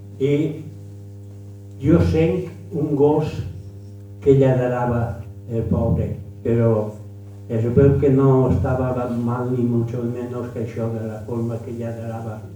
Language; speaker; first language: Catalan; early bilingual, heritage; French